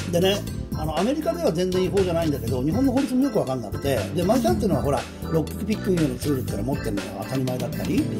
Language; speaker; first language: Japanese; native; Japanese